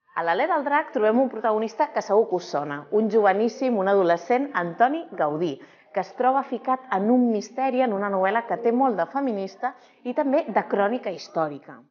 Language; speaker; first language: Catalan; native; Catalan